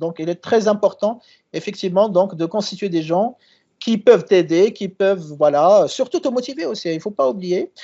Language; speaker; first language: French; non-native, local second language; Arabic